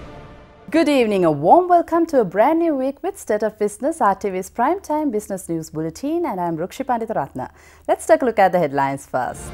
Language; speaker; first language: English; non-native, local second language; Sinhala